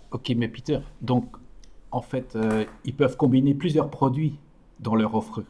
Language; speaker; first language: French; native; French